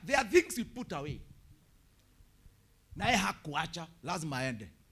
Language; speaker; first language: English; non-native, local second language; Kikuyu